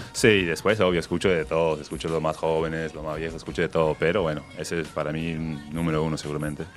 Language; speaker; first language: Spanish; early bilingual, heritage; Spanish